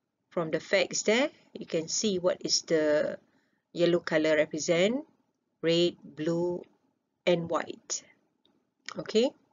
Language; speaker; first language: English; non-native, local second language; Malay